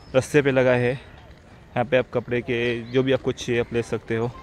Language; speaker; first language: Hindi; non-native, local second language; Konkani